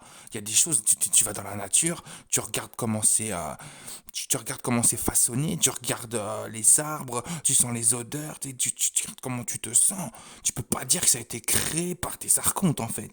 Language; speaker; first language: French; native; French